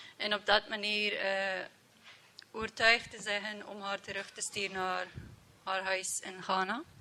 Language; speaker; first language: Dutch; non-native, learner; English